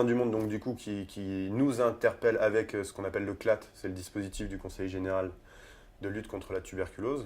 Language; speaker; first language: French; native; French